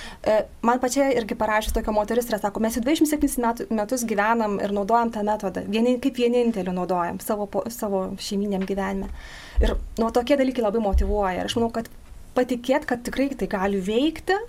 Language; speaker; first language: Lithuanian; native; Lithuanian